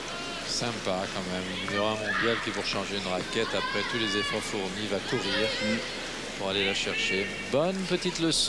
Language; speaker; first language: French; native; French